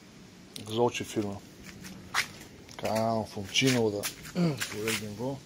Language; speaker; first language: German; non-native, learner; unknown